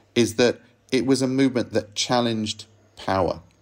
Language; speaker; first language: English; native; English